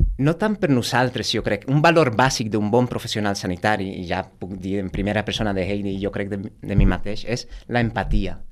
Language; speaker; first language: Catalan; non-native, fluent; Dutch